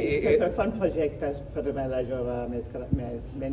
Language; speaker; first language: Catalan; non-native, learner; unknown